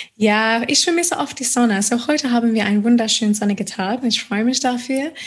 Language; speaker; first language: German; non-native, fluent; English